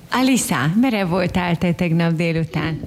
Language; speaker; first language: Hungarian; native; Hungarian